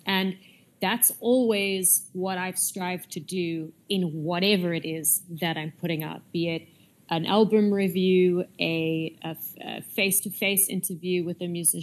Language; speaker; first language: English; native; English